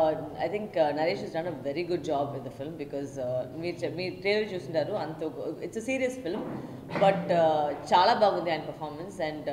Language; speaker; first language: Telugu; non-native, learner; Tamil